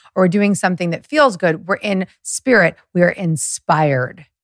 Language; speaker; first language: English; early bilingual, other home language; German